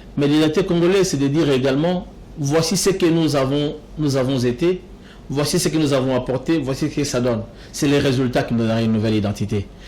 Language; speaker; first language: French; non-native, local second language; Lingala